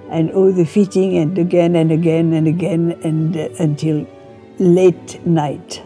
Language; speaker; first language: English; non-native, fluent; French